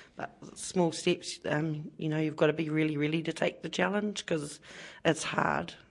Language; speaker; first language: English; native; English